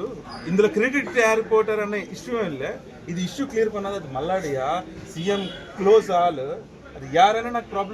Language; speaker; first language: Tamil; non-native, local second language; Telugu